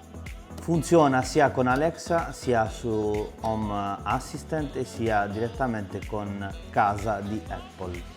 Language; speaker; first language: Italian; native; Italian